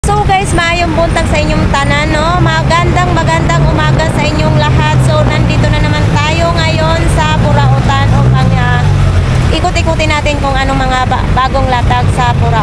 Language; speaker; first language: Filipino; non-native, local second language; Cebuano